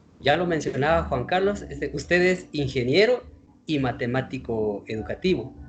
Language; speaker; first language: Spanish; native; Spanish